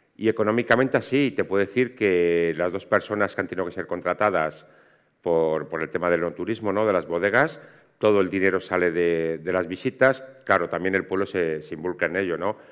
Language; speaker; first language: Spanish; native; Spanish